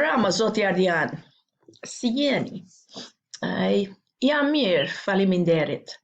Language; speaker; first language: Albanian; non-native, learner; English